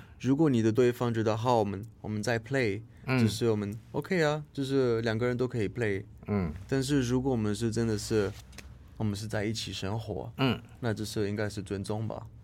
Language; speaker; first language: Chinese; non-native, fluent; French